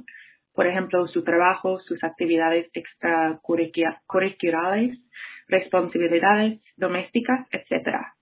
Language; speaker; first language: Spanish; non-native, fluent; English